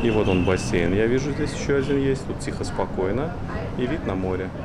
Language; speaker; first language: Russian; native; Russian